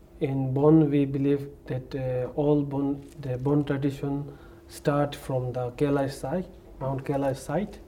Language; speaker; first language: English; non-native, learner; Tibetan